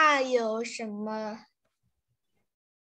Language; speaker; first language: Chinese; non-native, learner; Thai